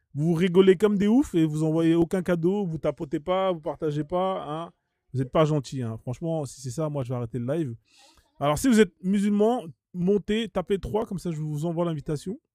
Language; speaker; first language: French; native; French